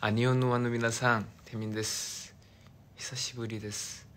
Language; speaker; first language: Japanese; non-native, fluent; Korean